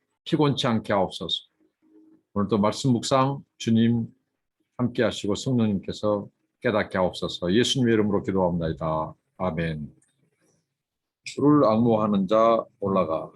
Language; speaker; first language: Korean; native; Korean